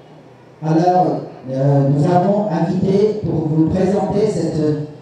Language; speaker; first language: French; non-native, fluent; Chinese